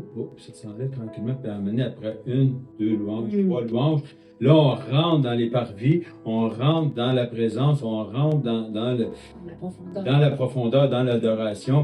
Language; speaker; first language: French; native; French